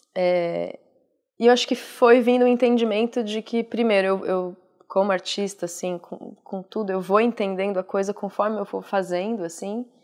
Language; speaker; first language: Portuguese; native; Portuguese